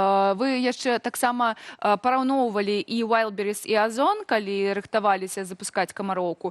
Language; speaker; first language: Belarusian; native; Belarusian